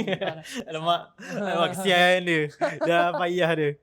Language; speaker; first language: Malay; native; Malay